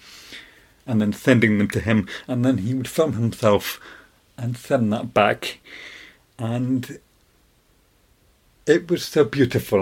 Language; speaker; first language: English; native; English